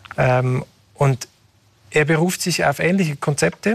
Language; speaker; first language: German; native; German